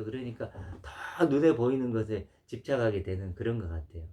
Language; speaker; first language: Korean; native; Korean